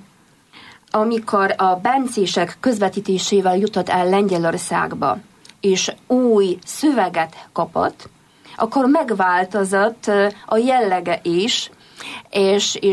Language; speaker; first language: Hungarian; non-native, fluent; Polish